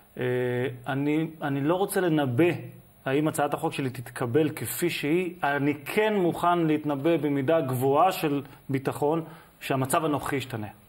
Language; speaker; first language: Hebrew; native; Hebrew